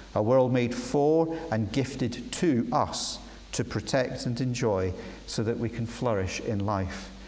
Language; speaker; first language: English; native; English